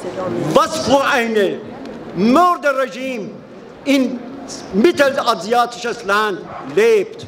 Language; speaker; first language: German; non-native, fluent; Persian